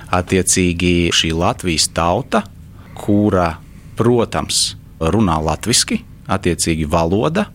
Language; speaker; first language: Latvian; non-native, local second language; Russian